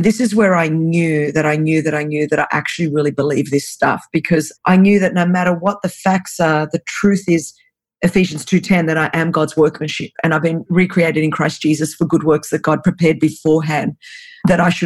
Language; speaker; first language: English; non-native, local second language; Greek